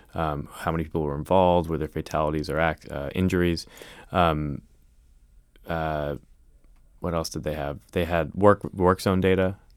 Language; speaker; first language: English; native; English